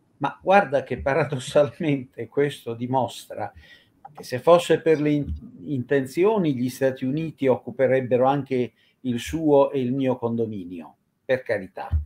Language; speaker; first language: Italian; native; Italian